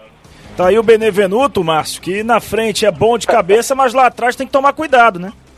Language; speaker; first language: Portuguese; native; Portuguese